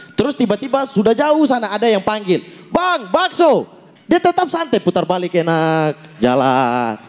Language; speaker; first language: Indonesian; native; Indonesian